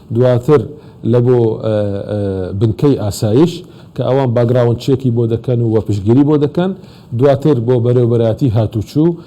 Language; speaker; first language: Central Kurdish; non-native, local second language; Assyrian Neo-Aramaic